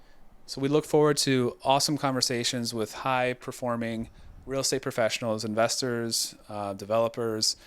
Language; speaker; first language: English; native; English